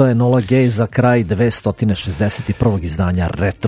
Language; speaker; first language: Croatian; native; Croatian